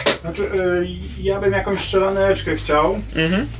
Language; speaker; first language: Polish; native; Polish